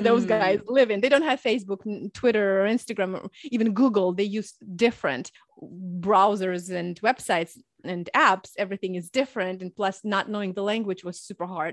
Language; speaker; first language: English; early bilingual, other home language; Russian